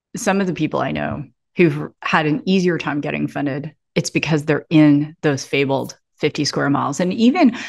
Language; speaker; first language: English; native; English